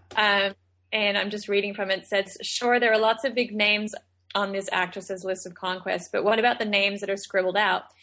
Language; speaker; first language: English; native; English